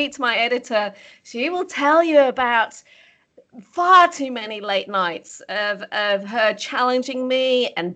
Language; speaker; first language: English; native; English